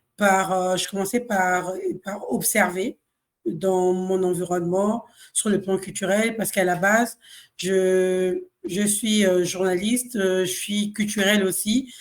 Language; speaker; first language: French; non-native, local second language; Kongo